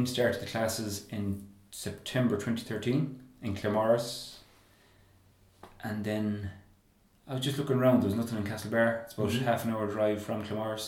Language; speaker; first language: English; native; English